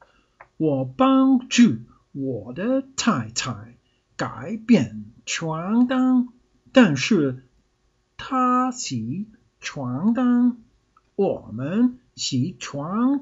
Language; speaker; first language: Chinese; non-native, learner; English